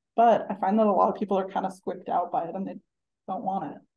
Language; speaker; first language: English; native; English